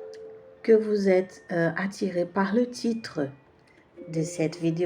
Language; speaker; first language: French; non-native, fluent; Portuguese